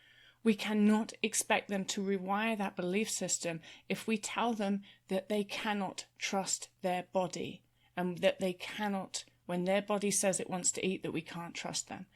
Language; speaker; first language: English; native; English